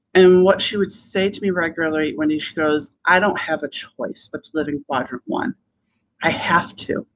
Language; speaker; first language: English; native; English